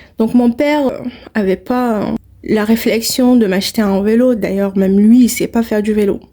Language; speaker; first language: French; non-native, local second language; Arabic